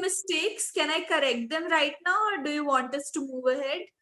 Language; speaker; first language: English; non-native, local second language; Hindi